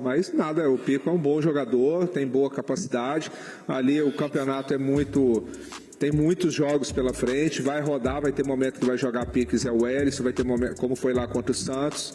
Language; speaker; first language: Portuguese; native; Portuguese